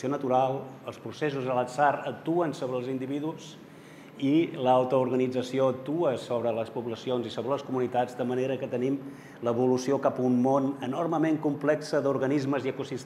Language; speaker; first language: Catalan; native; Catalan